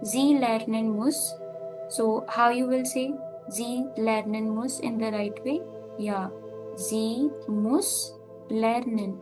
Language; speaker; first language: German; non-native, learner; Hindi